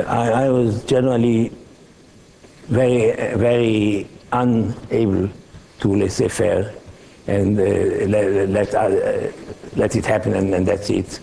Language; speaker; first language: English; non-native, fluent; Hebrew